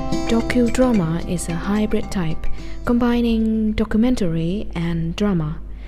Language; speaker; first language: English; non-native, fluent; Vietnamese